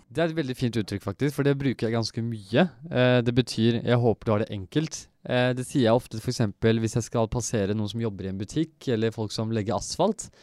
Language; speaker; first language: Norwegian; early bilingual, other home language; Turkish